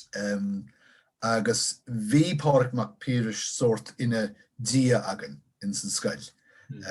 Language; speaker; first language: Irish; non-native, local second language; English